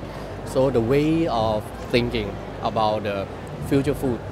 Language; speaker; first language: English; non-native, learner; Thai